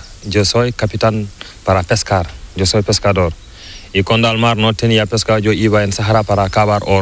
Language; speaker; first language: Spanish; non-native, learner; Fula